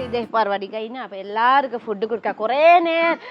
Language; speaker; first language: Malayalam; non-native, learner; Nepali